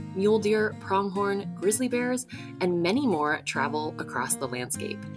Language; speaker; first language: English; native; English